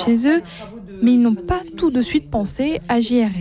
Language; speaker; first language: French; native; French